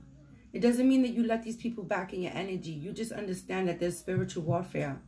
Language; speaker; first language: English; native; English